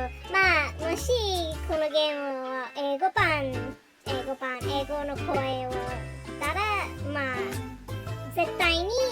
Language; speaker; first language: Japanese; non-native, learner; English